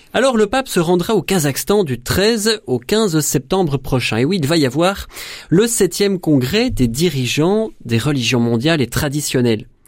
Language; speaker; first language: French; native; French